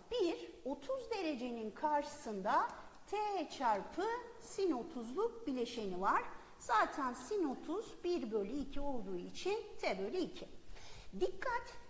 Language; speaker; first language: Turkish; native; Turkish